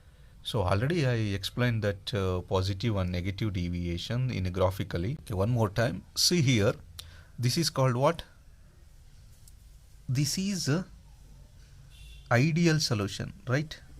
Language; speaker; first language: English; non-native, local second language; Kannada